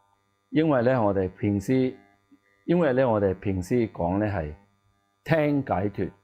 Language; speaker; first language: Cantonese; non-native, learner; Tibetan